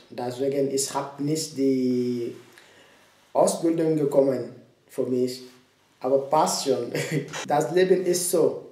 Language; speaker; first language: German; non-native, learner; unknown